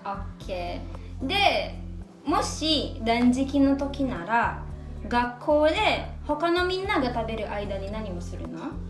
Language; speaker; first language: Japanese; early bilingual, other home language; Indonesian